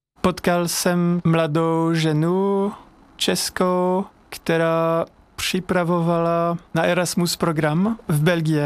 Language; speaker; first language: Czech; non-native, fluent; French